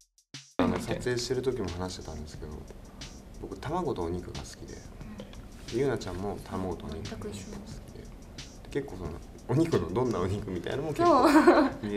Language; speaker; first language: Japanese; native; Japanese